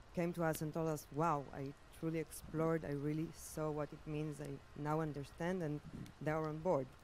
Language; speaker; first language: English; non-native, fluent; Hebrew